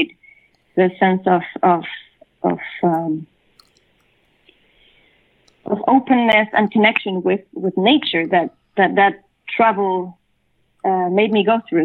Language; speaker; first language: English; non-native, fluent; Spanish